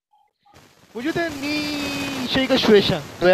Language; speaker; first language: Chinese; non-native, learner; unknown